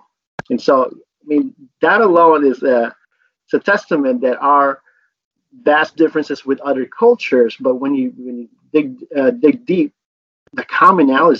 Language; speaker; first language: English; non-native, local second language; Filipino